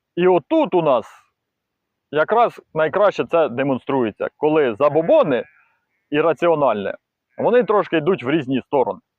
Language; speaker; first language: Ukrainian; non-native, local second language; Russian